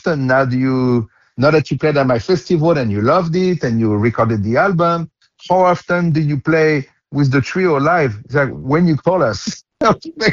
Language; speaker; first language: English; non-native, fluent; French